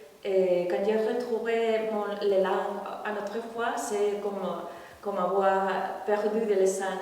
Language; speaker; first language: French; non-native, learner; Spanish